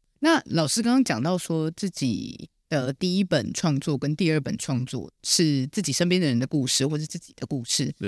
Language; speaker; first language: Chinese; native; Chinese